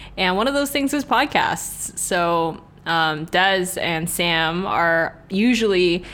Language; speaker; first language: English; non-native, local second language; Cantonese